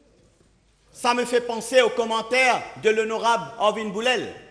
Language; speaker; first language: French; non-native, local second language; Morisyen